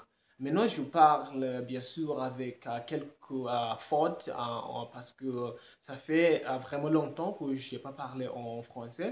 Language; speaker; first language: French; non-native, fluent; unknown